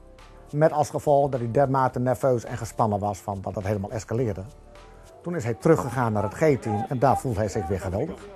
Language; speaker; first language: Dutch; native; Dutch